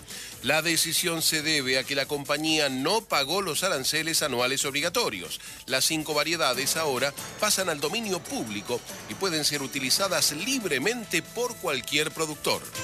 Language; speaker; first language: Spanish; native; Spanish